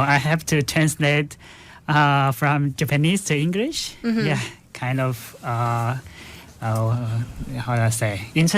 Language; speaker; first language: English; non-native, fluent; Chinese